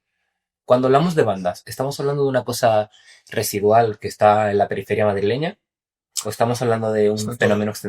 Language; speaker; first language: Spanish; native; Spanish